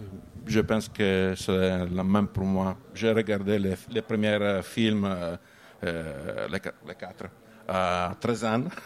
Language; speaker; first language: French; non-native, learner; Italian